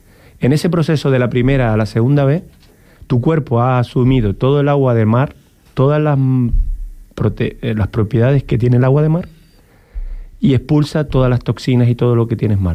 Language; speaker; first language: Spanish; native; Spanish